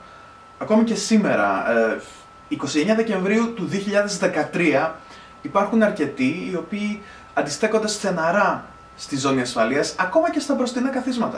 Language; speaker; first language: Greek; native; Greek